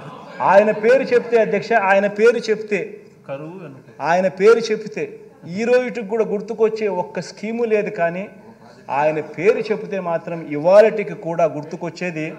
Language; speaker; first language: Telugu; native; Telugu